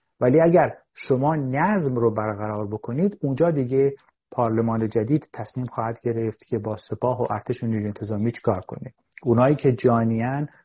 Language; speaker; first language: Persian; native; Persian